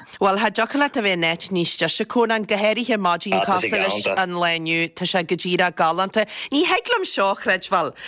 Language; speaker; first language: Irish; native; Irish